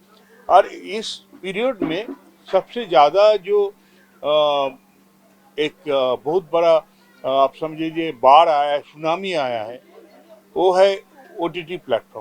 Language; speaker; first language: Hindi; non-native, local second language; Bangla